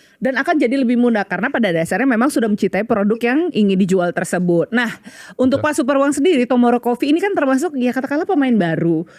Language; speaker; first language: Indonesian; native; Indonesian